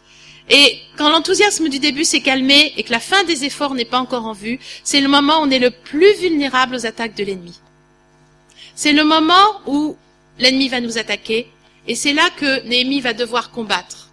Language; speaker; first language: French; native; French